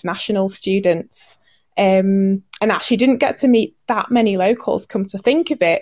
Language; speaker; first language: English; native; English